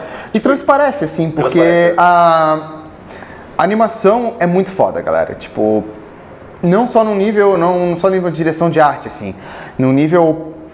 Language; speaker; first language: Portuguese; native; Portuguese